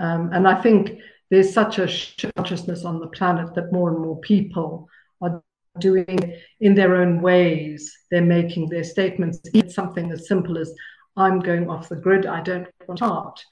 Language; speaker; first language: English; native; English